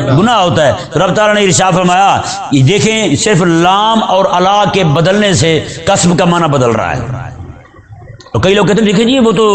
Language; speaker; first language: Urdu; non-native, local second language; Punjabi